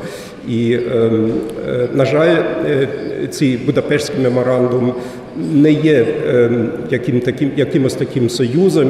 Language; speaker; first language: Ukrainian; non-native, fluent; German